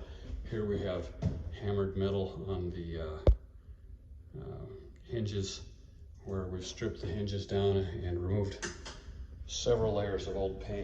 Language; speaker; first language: English; native; English